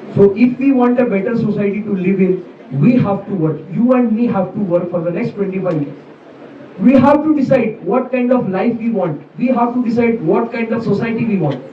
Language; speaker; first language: English; non-native, local second language; Marathi